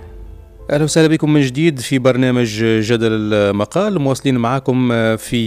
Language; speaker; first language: Arabic; native; Arabic